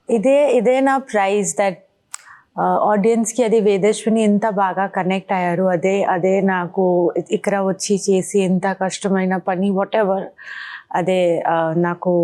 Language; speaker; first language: Telugu; non-native, learner; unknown